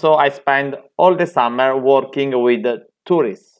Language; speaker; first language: English; non-native, fluent; Italian